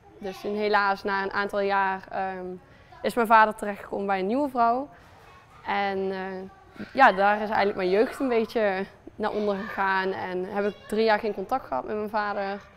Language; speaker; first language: Dutch; early bilingual, other home language; Spanish